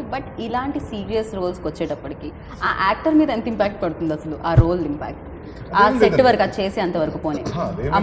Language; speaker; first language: Telugu; native; Telugu